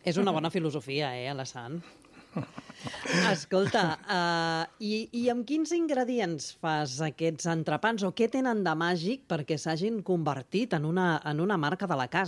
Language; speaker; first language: Catalan; native; Catalan